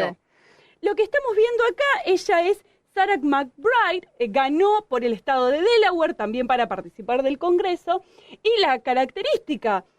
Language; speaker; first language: Spanish; native; Spanish